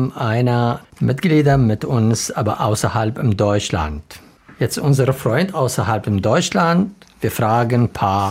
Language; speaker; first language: German; non-native, learner; Arabic